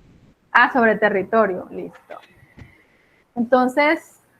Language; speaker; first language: Spanish; native; Spanish